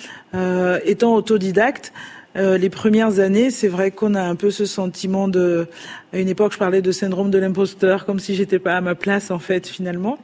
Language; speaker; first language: French; non-native, local second language; Fon